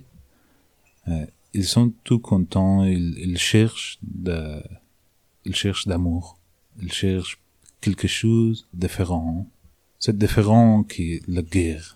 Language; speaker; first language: French; non-native, learner; Persian